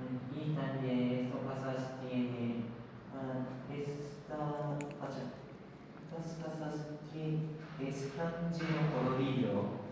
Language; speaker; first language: Spanish; non-native, learner; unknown